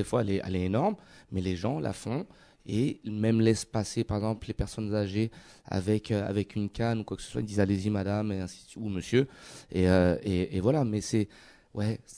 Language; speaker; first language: French; native; French